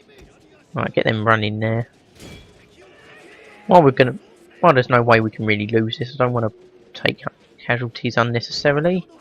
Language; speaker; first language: English; native; English